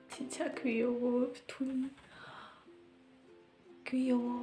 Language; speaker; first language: Korean; non-native, learner; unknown